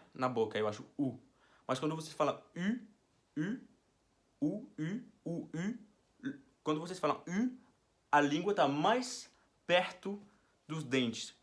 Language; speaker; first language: Portuguese; non-native, fluent; French